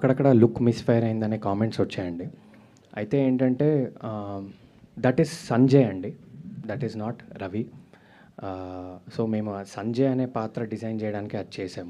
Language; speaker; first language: Telugu; native; Telugu